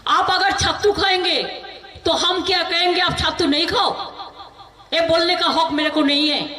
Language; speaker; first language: Hindi; non-native, local second language; Bangla